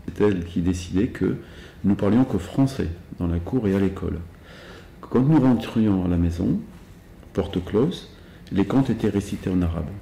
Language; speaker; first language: French; early bilingual, other home language; Arabic